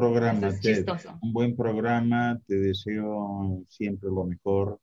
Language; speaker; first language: Spanish; native; Spanish